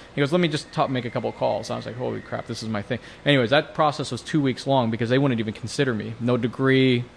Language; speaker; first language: English; native; English